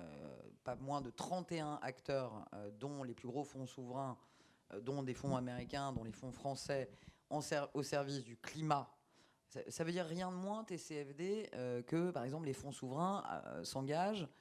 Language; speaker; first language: French; native; French